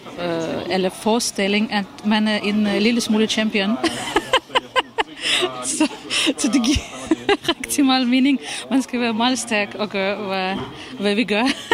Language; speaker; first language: Danish; non-native, fluent; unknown